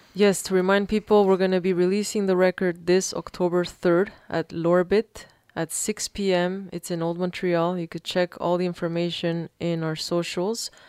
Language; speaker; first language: English; early bilingual, other home language; Spanish